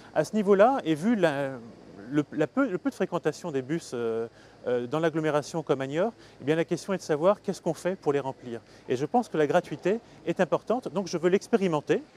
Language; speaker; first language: French; native; French